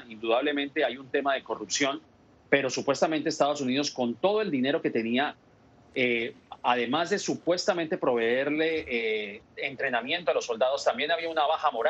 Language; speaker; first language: Spanish; native; Spanish